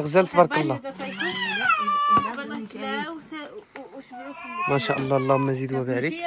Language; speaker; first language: Arabic; native; Arabic